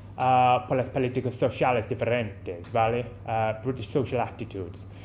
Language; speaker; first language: Spanish; non-native, fluent; English